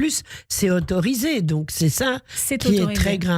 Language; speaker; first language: French; native; French